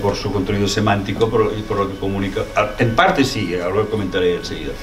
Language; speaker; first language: Spanish; non-native, local second language; Catalan